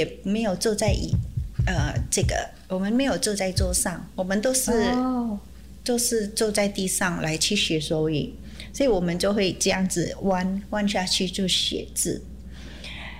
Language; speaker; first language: Chinese; non-native, fluent; Indonesian